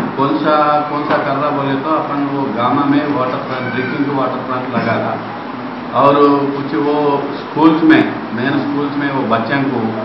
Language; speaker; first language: Hindi; non-native, local second language; Telugu